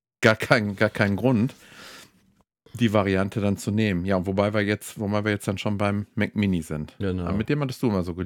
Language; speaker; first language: German; native; German